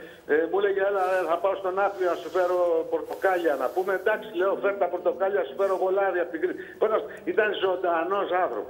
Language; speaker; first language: Greek; native; Greek